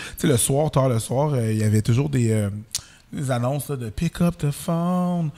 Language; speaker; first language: French; early bilingual, other home language; Haitian Creole